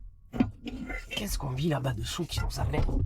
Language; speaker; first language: French; native; French